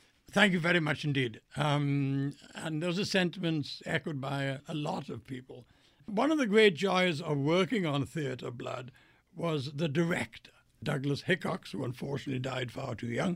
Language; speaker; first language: English; native; English